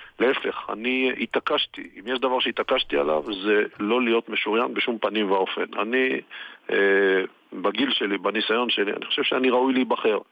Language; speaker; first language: Hebrew; native; Hebrew